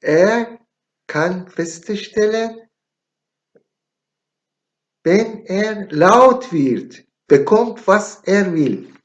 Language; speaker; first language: German; non-native, learner; Persian